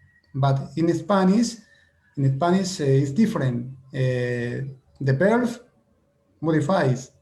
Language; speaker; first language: English; non-native, fluent; Spanish